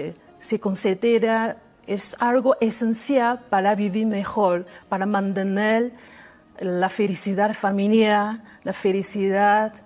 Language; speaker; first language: Spanish; non-native, learner; Chinese